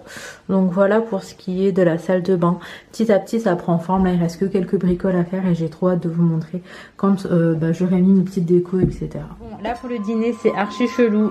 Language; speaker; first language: French; native; French